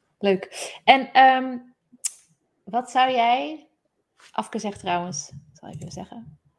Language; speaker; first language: Dutch; native; Dutch